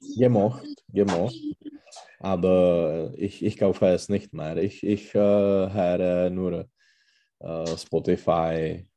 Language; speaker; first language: German; non-native, learner; Czech